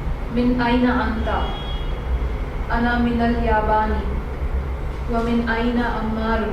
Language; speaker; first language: Arabic; non-native, learner; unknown